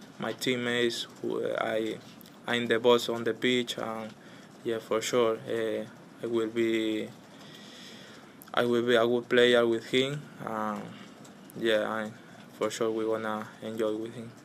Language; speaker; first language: English; non-native, learner; Spanish